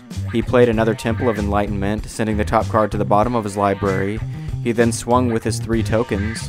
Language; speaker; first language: English; native; English